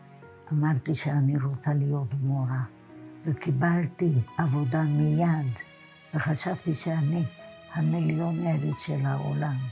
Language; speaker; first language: Hebrew; non-native, fluent; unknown